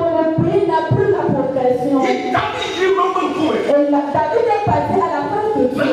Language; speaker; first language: French; native; French